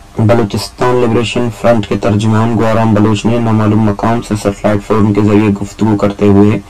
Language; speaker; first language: Urdu; non-native, local second language; Baluchi